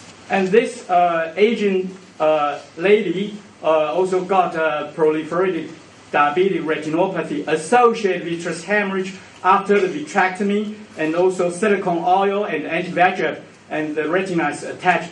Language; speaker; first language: English; non-native, fluent; Chinese